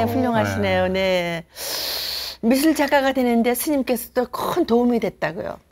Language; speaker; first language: Korean; native; Korean